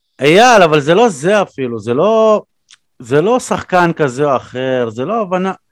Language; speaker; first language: Hebrew; native; Hebrew